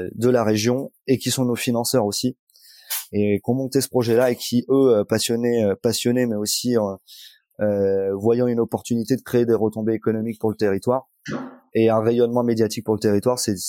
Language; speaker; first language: French; native; French